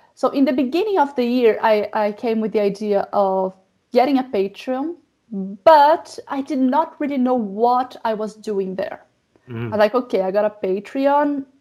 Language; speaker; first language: English; non-native, fluent; Portuguese